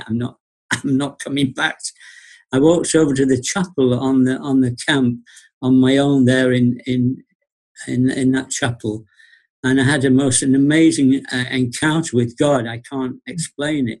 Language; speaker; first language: English; native; English